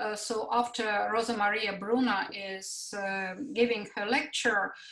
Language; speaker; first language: English; non-native, fluent; Latvian